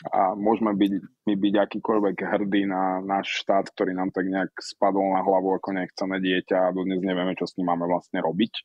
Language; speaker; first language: Slovak; native; Slovak